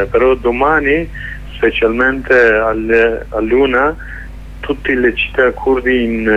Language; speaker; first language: Italian; non-native, learner; Kurdish